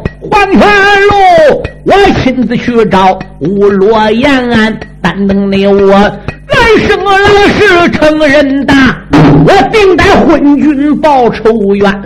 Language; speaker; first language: Chinese; native; Chinese